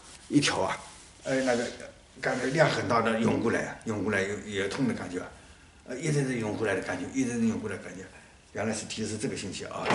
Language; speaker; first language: Chinese; native; Chinese